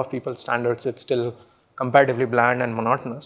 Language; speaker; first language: English; non-native, local second language; Hindi